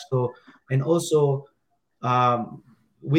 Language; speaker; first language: English; non-native, local second language; Gujarati